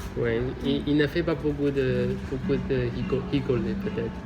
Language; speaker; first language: French; non-native, learner; Chinese